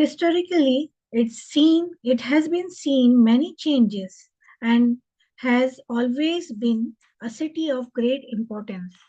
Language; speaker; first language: English; non-native, local second language; Hindi